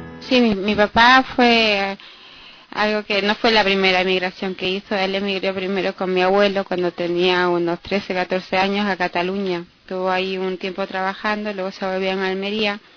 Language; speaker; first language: Spanish; early bilingual, heritage; Spanish